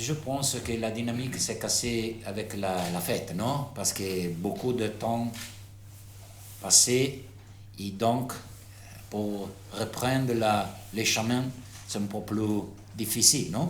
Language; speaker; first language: French; non-native, fluent; Italian